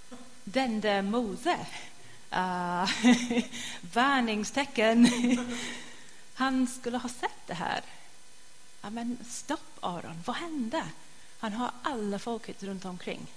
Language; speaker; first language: Swedish; non-native, fluent; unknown